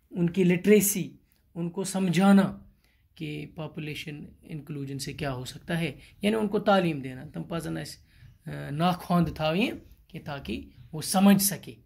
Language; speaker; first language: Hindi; non-native, local second language; Kashmiri